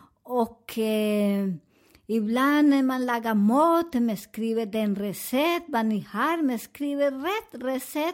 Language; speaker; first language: Swedish; non-native, learner; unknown